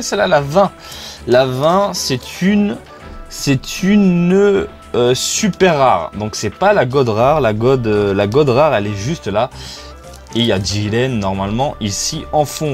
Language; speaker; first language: French; native; French